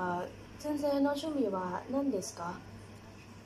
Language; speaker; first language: Japanese; non-native, learner; Thai